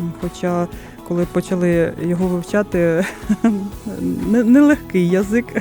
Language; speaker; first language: Ukrainian; non-native, local second language; Russian